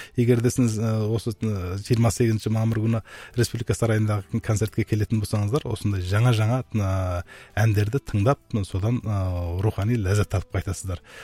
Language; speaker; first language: Kazakh; native; Kazakh